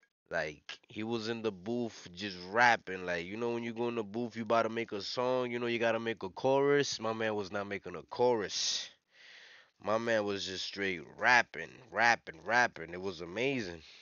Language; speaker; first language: English; early bilingual, other home language; Spanish